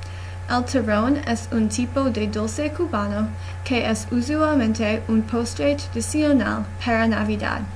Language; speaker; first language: Spanish; non-native, learner; English